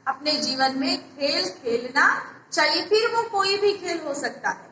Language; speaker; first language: Hindi; non-native, local second language; Marathi